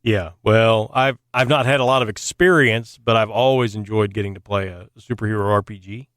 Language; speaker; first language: English; native; English